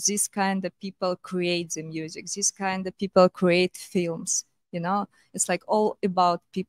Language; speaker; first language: English; non-native, fluent; Russian